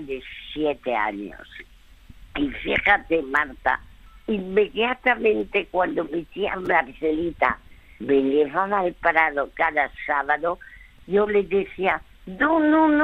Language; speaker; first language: Spanish; early bilingual, other home language; French